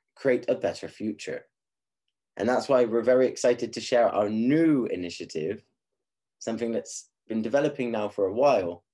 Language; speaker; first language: English; native; English